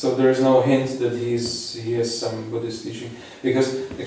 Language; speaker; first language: English; non-native, learner; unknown